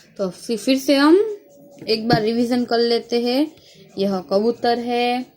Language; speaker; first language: Hindi; non-native, local second language; Gujarati